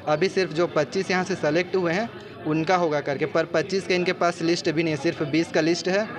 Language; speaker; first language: Hindi; native; Hindi